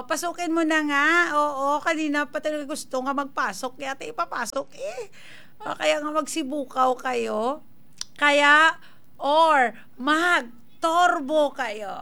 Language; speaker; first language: Filipino; non-native, local second language; Hiligaynon